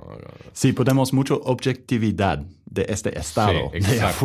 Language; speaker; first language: Spanish; non-native, learner; English